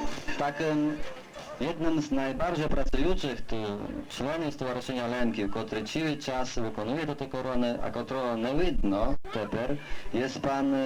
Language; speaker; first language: Polish; non-native, local second language; Rusyn